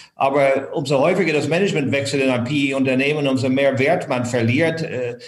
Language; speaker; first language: German; non-native, fluent; English